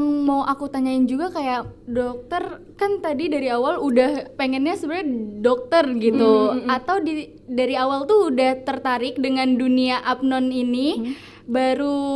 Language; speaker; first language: Indonesian; native; Indonesian